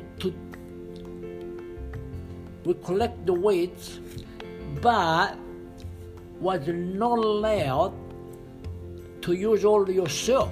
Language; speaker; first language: English; non-native, learner; Italian